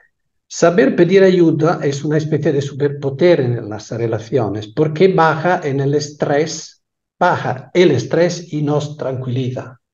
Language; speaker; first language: Spanish; non-native, fluent; Italian